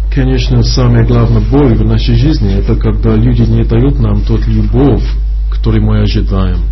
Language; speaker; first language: Russian; non-native, fluent; English